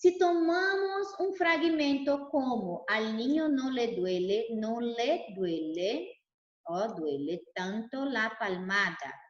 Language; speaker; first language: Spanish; non-native, fluent; Portuguese